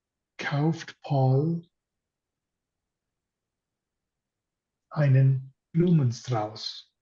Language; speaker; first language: German; non-native, learner; English